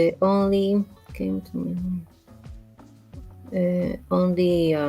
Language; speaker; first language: English; non-native, learner; Spanish